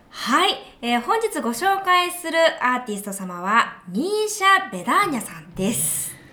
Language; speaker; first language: Japanese; native; Japanese